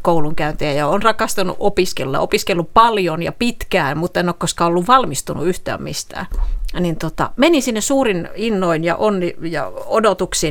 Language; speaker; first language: Finnish; native; Finnish